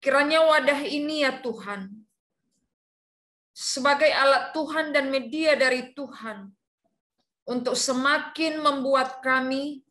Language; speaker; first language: Indonesian; native; Indonesian